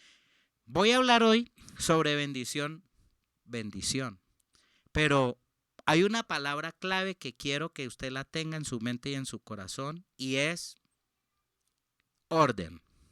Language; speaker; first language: Spanish; native; Spanish